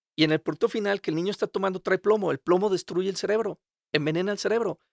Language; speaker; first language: Spanish; native; Spanish